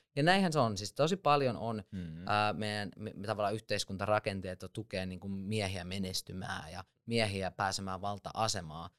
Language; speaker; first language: Finnish; native; Finnish